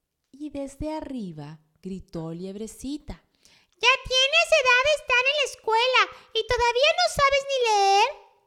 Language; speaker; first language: Spanish; native; Spanish